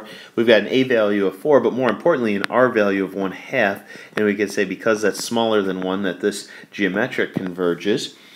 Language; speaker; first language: English; native; English